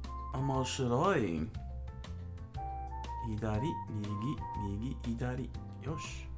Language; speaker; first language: Japanese; non-native, learner; English